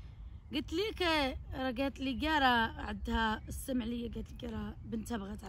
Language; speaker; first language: Arabic; native; Arabic